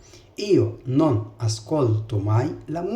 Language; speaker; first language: Italian; non-native, fluent; Arabic